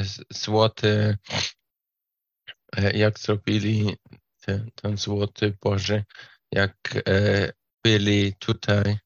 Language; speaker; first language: Polish; non-native, fluent; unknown